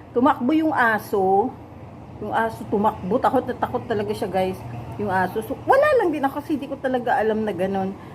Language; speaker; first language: Filipino; non-native, local second language; Cebuano